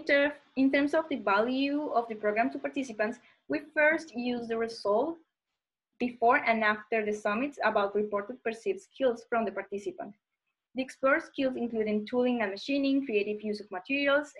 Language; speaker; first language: English; non-native, fluent; Spanish